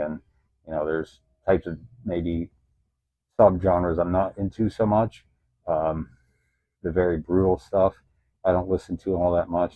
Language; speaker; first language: English; native; English